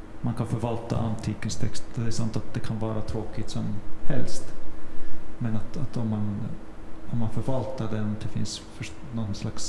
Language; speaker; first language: Swedish; non-native, fluent; Finnish